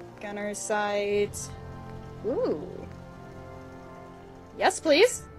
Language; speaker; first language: English; native; English